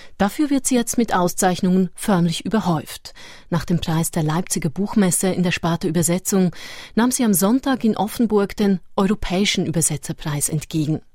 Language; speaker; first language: German; native; German